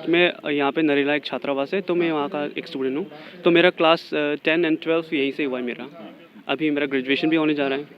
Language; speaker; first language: Hindi; non-native, local second language; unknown